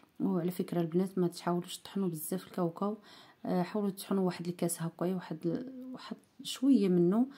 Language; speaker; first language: Arabic; native; Arabic